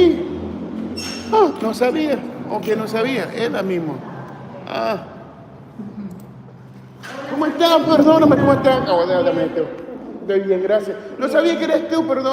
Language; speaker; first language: Spanish; early bilingual, heritage; English